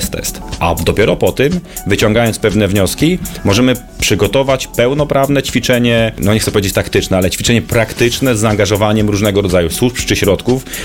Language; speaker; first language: Polish; native; Polish